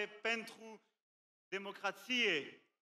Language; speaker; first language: Romanian; non-native, learner; French